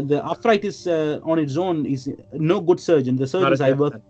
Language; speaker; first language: English; non-native, local second language; Malayalam